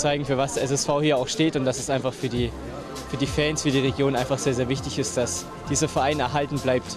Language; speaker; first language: German; native; German